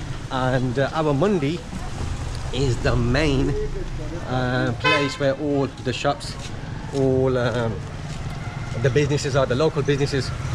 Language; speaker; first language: English; early bilingual, other home language; Punjabi